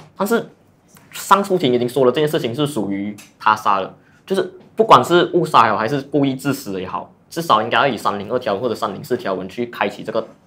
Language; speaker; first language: Chinese; native; Chinese